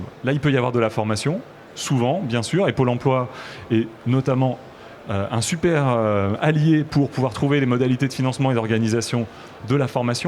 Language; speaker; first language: French; native; French